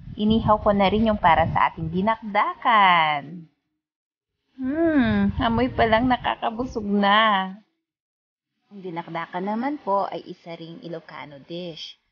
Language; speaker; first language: Filipino; non-native, local second language; Iloko